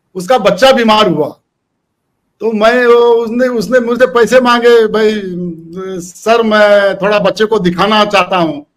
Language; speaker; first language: Hindi; non-native, local second language; Marathi